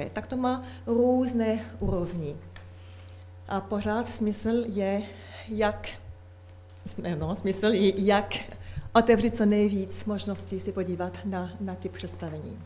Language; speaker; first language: Czech; non-native, learner; French